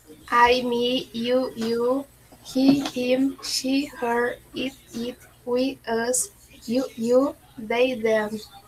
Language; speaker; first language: English; non-native, learner; Portuguese